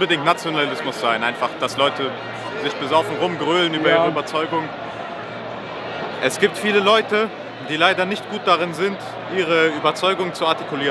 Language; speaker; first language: German; native; German